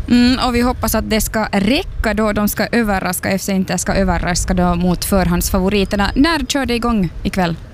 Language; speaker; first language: Swedish; native; Swedish